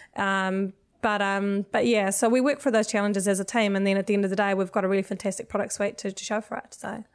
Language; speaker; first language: English; non-native, fluent; Swedish